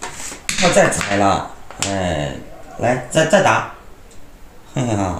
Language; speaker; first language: Chinese; native; Chinese